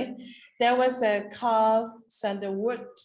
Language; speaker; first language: English; non-native, learner; Burmese